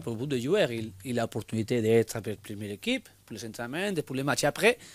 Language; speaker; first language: French; non-native, learner; Spanish